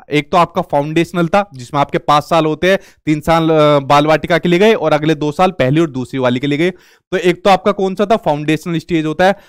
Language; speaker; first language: Hindi; native; Hindi